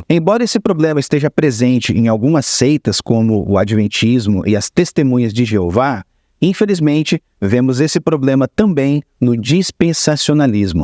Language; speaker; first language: Portuguese; native; Portuguese